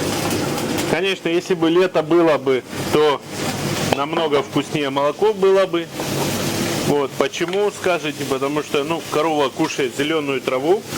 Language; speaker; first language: Russian; native; Russian